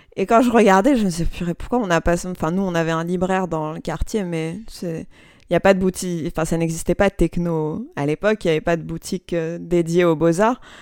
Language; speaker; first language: French; non-native, local second language; Arabic